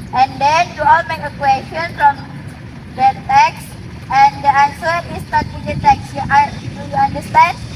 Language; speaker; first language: English; non-native, learner; Indonesian